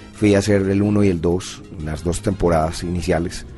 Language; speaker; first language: Spanish; native; Spanish